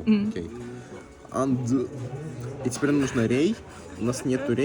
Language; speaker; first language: Russian; native; Russian